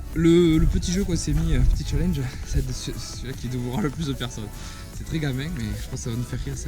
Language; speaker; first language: French; native; French